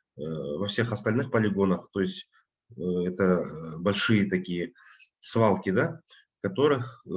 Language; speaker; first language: Russian; non-native, local second language; Kazakh